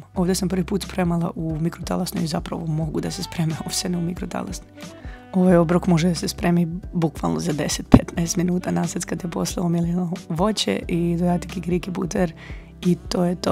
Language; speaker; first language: Serbian; native; Serbian